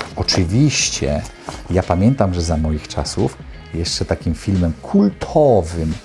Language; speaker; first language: Polish; native; Polish